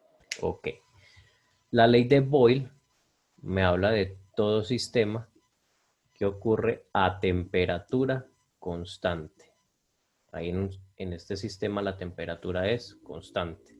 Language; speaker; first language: Spanish; native; Spanish